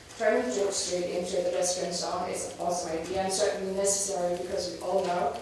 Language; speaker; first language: English; non-native, fluent; German